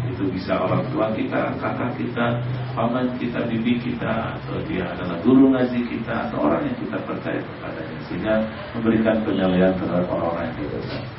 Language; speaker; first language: Indonesian; non-native, local second language; Sundanese